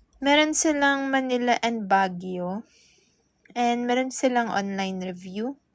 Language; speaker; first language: Filipino; non-native, local second language; Hiligaynon